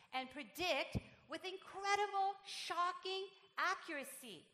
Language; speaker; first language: English; non-native, fluent; Spanish